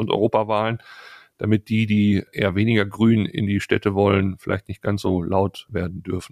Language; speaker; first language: German; native; German